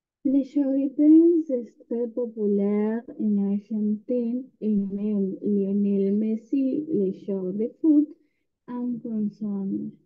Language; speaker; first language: French; non-native, learner; Spanish